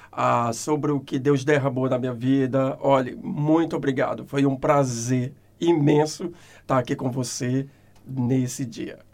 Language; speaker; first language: Portuguese; native; Portuguese